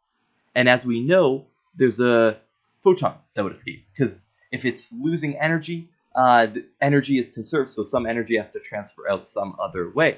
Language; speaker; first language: English; native; English